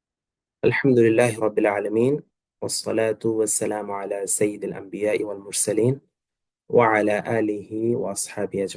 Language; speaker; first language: Arabic; non-native, fluent; Bangla